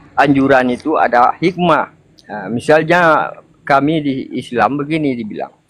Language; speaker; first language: Indonesian; non-native, local second language; Achinese